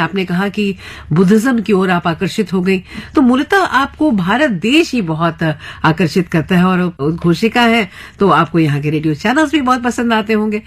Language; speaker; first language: Hindi; native; Hindi